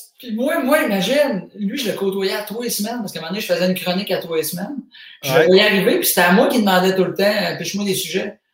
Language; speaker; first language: French; native; French